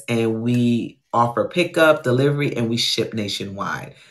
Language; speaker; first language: English; native; English